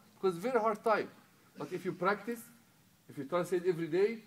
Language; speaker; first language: English; non-native, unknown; Arabic